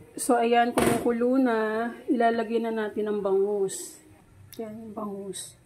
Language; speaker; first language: Filipino; non-native, local second language; Hiligaynon